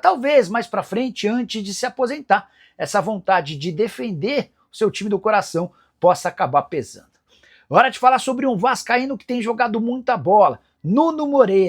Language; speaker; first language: Portuguese; native; Portuguese